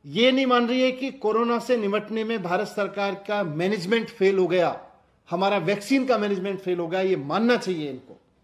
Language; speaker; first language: Hindi; native; Hindi